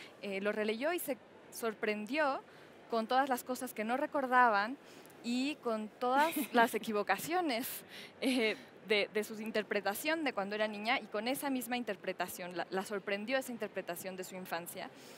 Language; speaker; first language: Spanish; native; Spanish